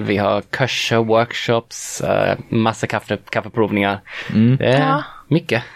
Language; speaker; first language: Swedish; non-native, fluent; English